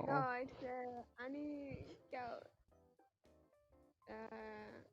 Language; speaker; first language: English; non-native, learner; Bangla